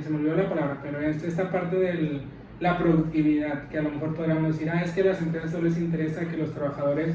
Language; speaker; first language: Spanish; native; Spanish